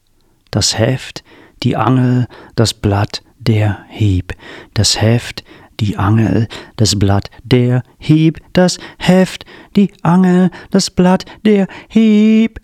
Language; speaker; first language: German; native; German